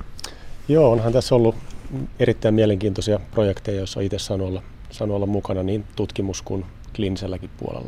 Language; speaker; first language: Finnish; native; Finnish